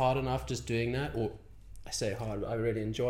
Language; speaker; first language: English; native; English